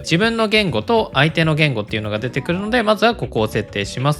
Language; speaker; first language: Japanese; native; Japanese